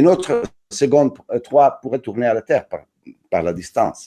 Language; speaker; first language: French; non-native, fluent; Italian